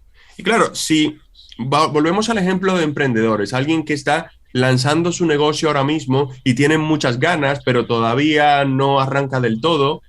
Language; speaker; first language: Spanish; native; Spanish